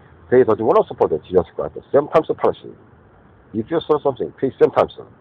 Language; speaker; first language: English; non-native, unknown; Korean